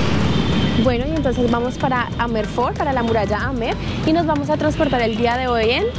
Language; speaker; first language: Spanish; native; Spanish